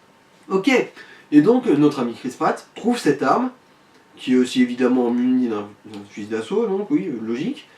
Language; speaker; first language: French; native; French